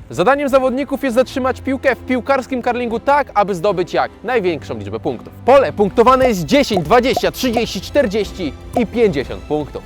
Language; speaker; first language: Polish; native; Polish